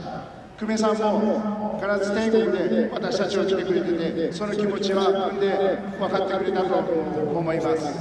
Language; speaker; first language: Japanese; non-native, fluent; Swedish